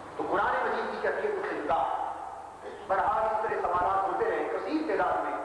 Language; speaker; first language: Urdu; non-native, local second language; Punjabi